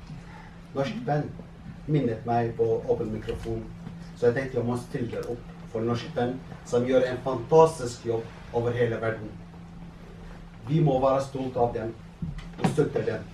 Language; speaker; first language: Norwegian; non-native, fluent; Arabic